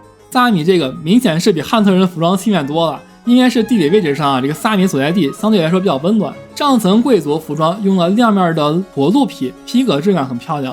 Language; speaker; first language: Chinese; native; Chinese